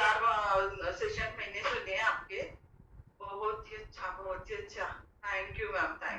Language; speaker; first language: Hindi; non-native, local second language; Marathi